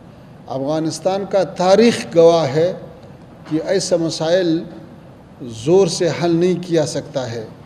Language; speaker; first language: Hindi; non-native, fluent; Pashto